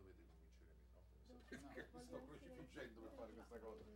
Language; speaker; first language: Italian; native; Italian